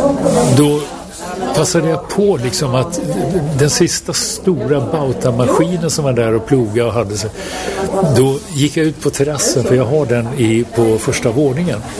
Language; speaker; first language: Swedish; native; Swedish